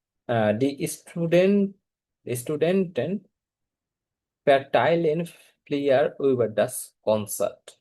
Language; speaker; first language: German; non-native, fluent; Bangla